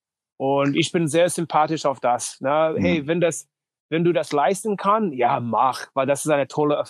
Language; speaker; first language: German; non-native, learner; English